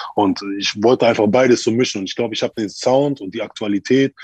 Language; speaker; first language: German; native; German